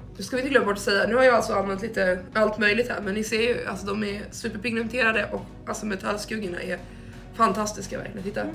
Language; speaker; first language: Swedish; native; Swedish